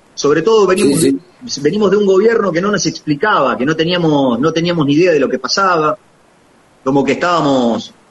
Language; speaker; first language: Spanish; native; Spanish